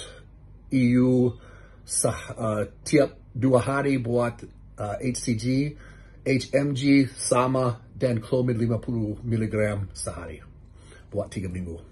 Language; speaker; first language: Indonesian; non-native, learner; English